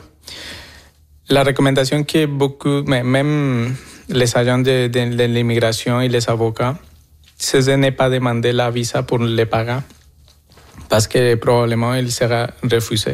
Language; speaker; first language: French; non-native, learner; Spanish